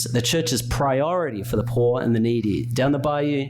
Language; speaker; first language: English; native; English